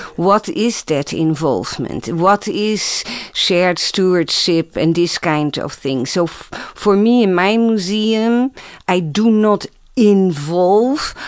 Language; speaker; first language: English; non-native, fluent; Dutch